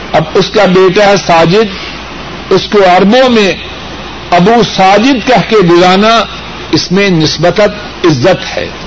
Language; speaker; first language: Urdu; non-native, local second language; Punjabi